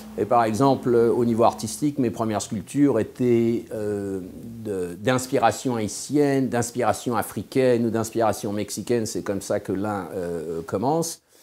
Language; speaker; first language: French; native; French